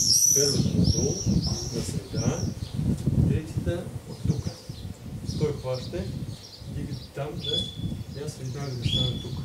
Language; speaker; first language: Bulgarian; non-native, learner; Russian